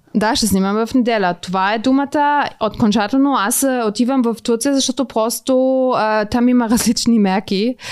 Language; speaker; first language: Bulgarian; native; Bulgarian